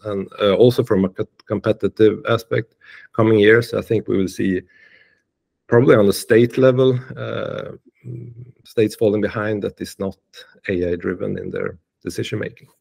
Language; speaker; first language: English; non-native, fluent; Swedish